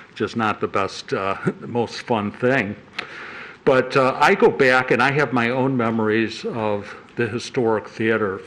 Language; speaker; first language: English; native; English